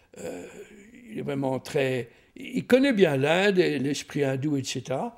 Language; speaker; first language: French; native; French